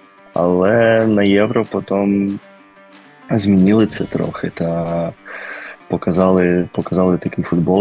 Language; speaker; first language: Ukrainian; early bilingual, heritage; Ukrainian